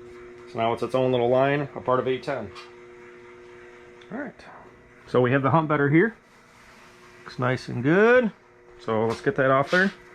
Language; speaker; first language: English; native; English